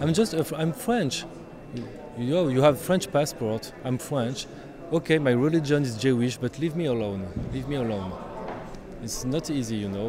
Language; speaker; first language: English; non-native, learner; French